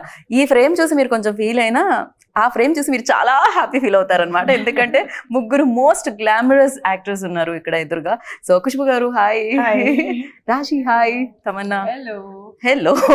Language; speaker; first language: Telugu; native; Telugu